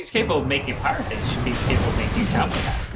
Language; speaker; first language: English; native; English